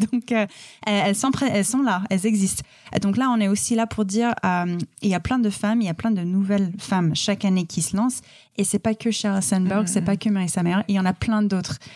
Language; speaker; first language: French; non-native, fluent; English